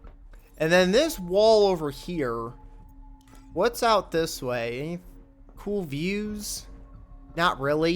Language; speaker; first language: English; native; English